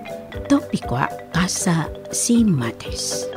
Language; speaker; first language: Japanese; non-native, fluent; Indonesian